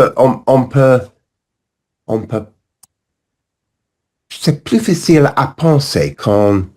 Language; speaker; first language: French; non-native, learner; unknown